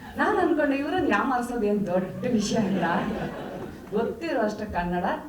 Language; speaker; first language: Kannada; non-native, local second language; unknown